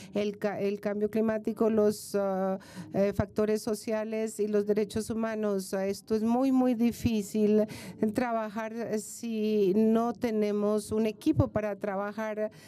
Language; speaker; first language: Spanish; non-native, fluent; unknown